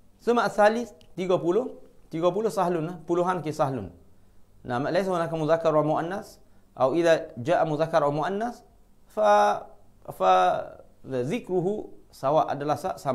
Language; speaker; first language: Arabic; non-native, fluent; Malay